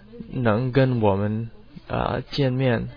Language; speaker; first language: Chinese; non-native, learner; English